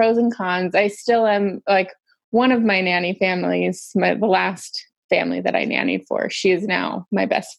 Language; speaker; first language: English; native; English